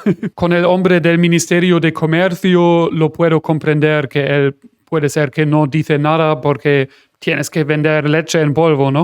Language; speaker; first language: Spanish; non-native, fluent; German